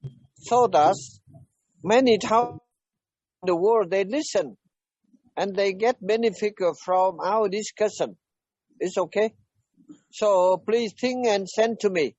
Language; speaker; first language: English; non-native, learner; Vietnamese